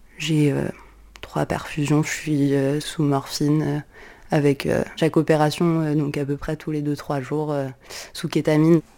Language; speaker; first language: French; native; French